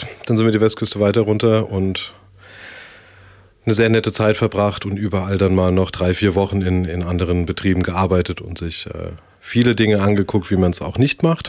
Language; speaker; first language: German; native; German